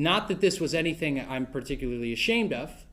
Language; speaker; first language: English; native; English